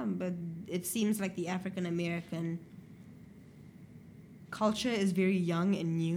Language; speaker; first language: English; native; English